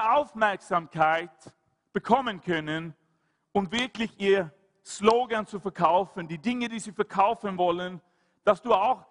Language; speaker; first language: German; non-native, fluent; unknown